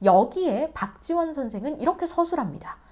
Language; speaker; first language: Korean; native; Korean